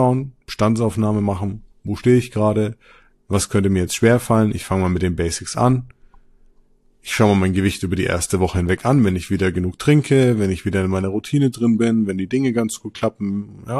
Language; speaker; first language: German; native; German